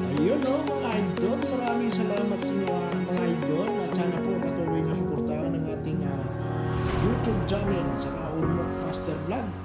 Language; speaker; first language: Filipino; non-native, local second language; Cebuano